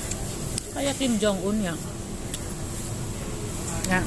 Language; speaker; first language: Indonesian; native; Indonesian